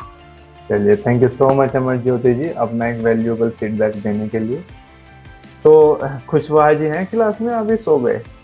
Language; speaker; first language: Hindi; native; Hindi